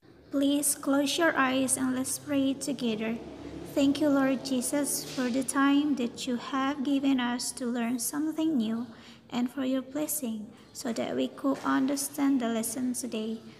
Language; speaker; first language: English; non-native, fluent; Indonesian